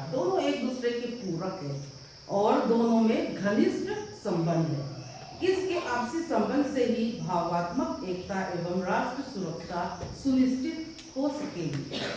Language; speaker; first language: Hindi; non-native, local second language; Mizo